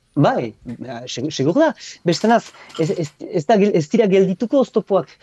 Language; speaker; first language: Basque; native; Basque